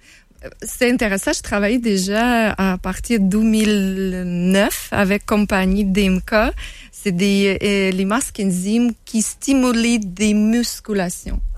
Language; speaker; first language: French; non-native, learner; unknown